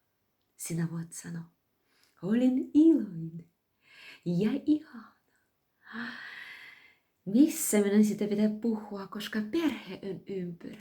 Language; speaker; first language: Finnish; non-native, fluent; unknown